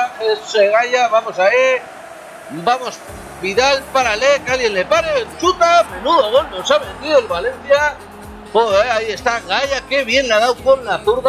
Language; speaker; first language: Spanish; native; Spanish